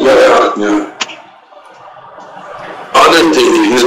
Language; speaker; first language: English; non-native, learner; Portuguese